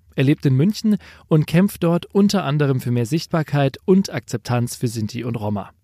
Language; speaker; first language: German; native; German